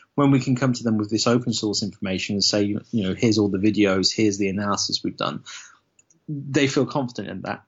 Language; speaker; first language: English; native; English